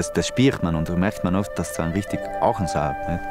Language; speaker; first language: German; native; German